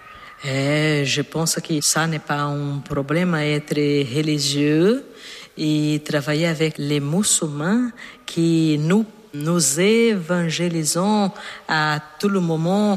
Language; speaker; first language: French; non-native, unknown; Portuguese